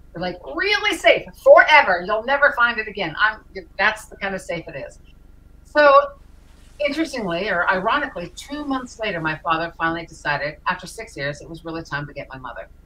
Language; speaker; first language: English; native; English